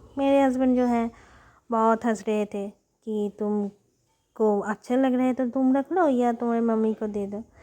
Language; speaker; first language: Hindi; non-native, local second language; Bangla